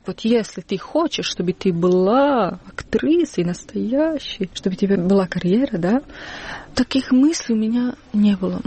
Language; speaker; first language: Russian; non-native, fluent; Serbian